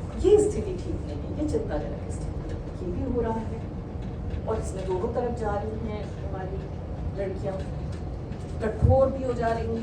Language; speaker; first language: Hindi; native; Hindi